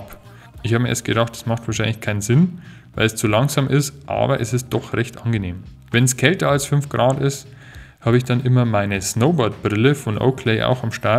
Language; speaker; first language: German; native; German